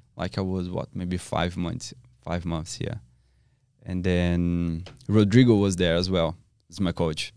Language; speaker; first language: English; non-native, learner; Portuguese